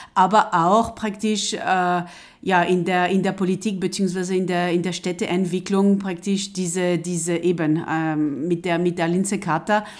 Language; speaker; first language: German; non-native, fluent; French